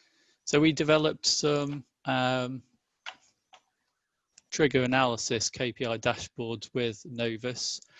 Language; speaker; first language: English; native; English